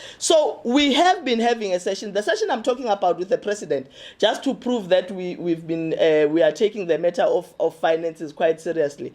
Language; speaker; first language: English; non-native, local second language; Zulu